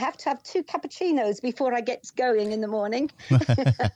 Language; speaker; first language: English; native; English